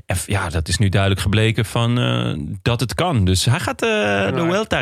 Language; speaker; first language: Dutch; native; Dutch